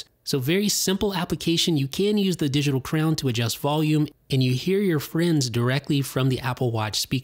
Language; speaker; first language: English; native; English